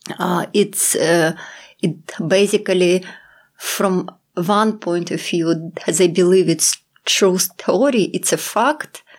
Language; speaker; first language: English; non-native, fluent; Russian